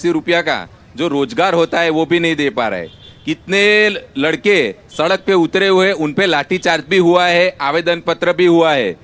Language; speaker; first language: Hindi; non-native, local second language; Gujarati